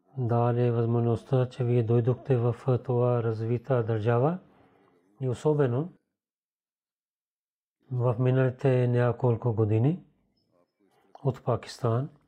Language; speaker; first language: Bulgarian; non-native, learner; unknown